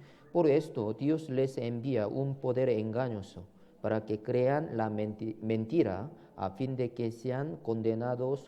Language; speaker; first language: Spanish; non-native, learner; Korean